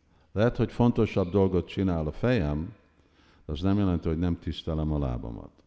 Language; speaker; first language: Hungarian; early bilingual, heritage; Hungarian